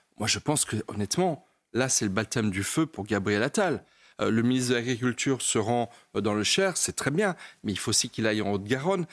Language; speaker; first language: French; native; French